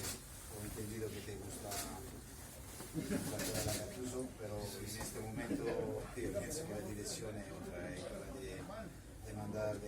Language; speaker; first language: Spanish; non-native, fluent; Italian